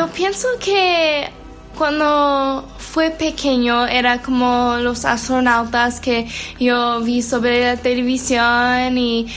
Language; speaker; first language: Spanish; non-native, learner; English